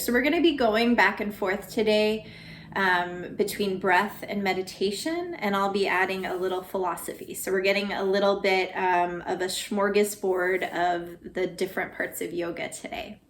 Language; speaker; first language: English; native; English